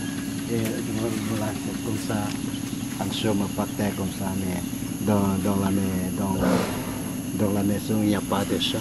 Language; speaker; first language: French; non-native, fluent; Lao